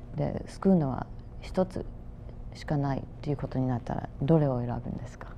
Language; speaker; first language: Japanese; non-native, fluent; English